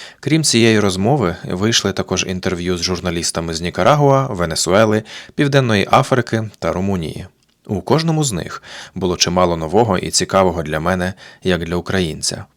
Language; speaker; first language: Ukrainian; native; Ukrainian